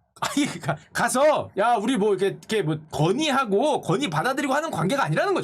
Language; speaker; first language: Korean; native; Korean